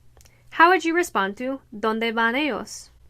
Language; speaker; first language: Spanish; non-native, fluent; English